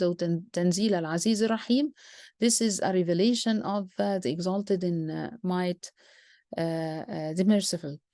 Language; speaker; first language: English; non-native, fluent; Arabic